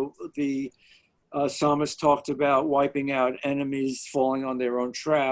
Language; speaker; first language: English; native; English